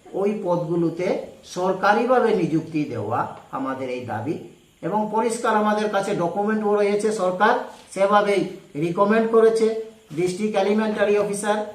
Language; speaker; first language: Bangla; non-native, local second language; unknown